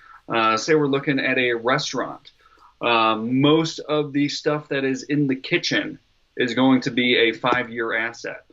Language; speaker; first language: English; native; English